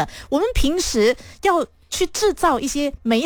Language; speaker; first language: Chinese; native; Chinese